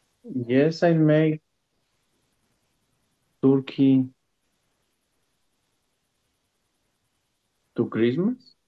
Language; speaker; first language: English; non-native, learner; Spanish